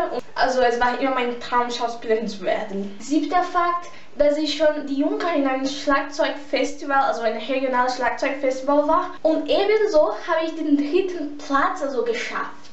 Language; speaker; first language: German; early bilingual, heritage; Portuguese